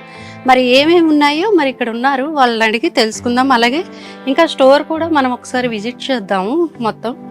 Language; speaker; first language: Telugu; native; Telugu